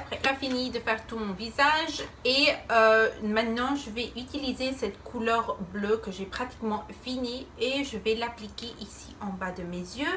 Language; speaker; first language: French; non-native, fluent; Spanish